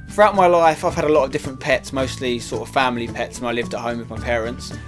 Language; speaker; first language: English; native; English